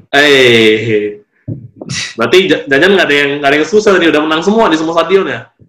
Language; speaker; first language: Indonesian; native; Indonesian